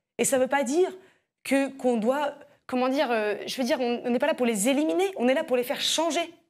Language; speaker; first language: French; native; French